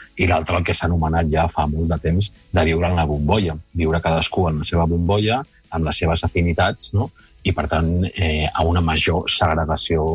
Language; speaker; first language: Catalan; non-native, local second language; Spanish